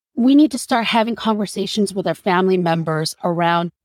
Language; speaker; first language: English; non-native, fluent; Korean